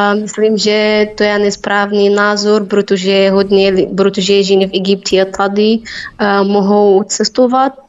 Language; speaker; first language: Czech; non-native, learner; Arabic